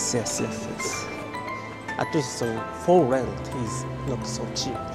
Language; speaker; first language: English; non-native, learner; Japanese